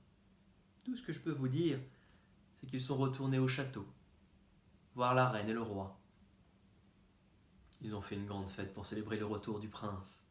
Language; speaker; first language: French; native; French